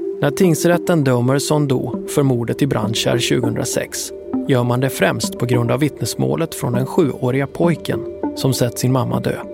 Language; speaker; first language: Swedish; native; Swedish